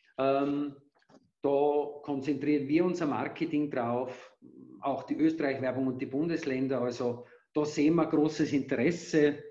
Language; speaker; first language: German; native; German